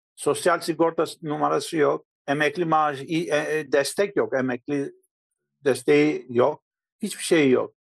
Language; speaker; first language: Turkish; non-native, local second language; Greek